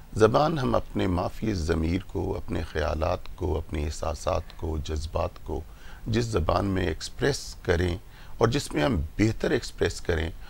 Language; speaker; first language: Urdu; non-native, local second language; Punjabi